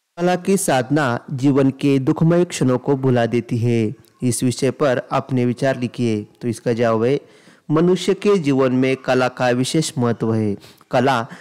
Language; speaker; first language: Hindi; non-native, local second language; Marathi